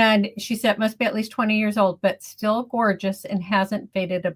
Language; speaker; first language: English; native; English